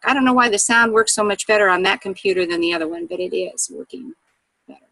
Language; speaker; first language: English; native; English